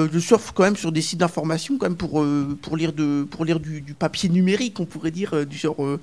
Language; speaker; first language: French; native; French